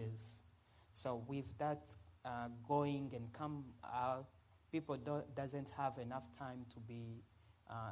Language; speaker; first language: English; non-native, fluent; Swahili